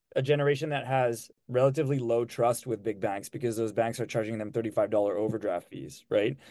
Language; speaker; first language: English; non-native, fluent; French